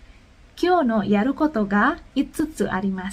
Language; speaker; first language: Japanese; non-native, fluent; Indonesian